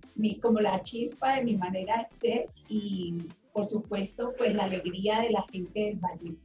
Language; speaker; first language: Spanish; native; Spanish